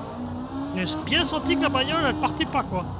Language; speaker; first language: French; native; French